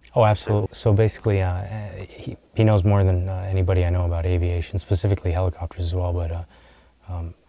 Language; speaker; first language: English; native; English